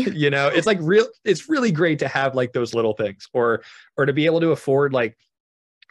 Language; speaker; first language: English; native; English